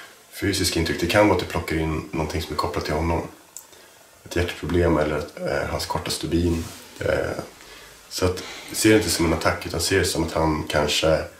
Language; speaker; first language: Swedish; native; Swedish